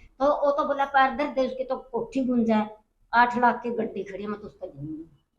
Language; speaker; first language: Hindi; non-native, local second language; Haryanvi